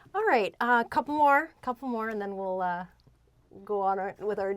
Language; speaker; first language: English; native; English